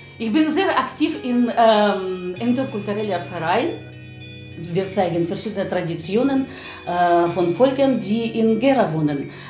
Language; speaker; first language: German; non-native, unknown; Russian